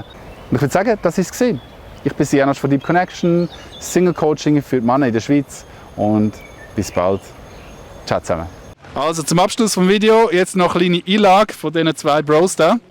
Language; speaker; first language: German; native; German